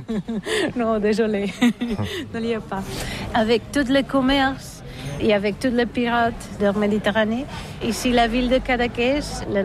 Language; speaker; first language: French; non-native, learner; Catalan